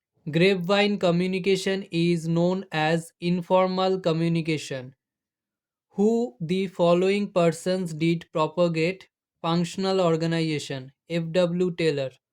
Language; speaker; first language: English; non-native, local second language; Bangla